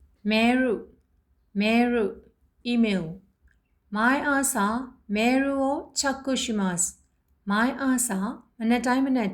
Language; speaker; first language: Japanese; non-native, fluent; Burmese